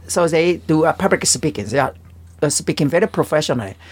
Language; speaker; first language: English; non-native, learner; Chinese